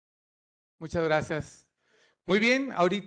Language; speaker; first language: Spanish; native; Spanish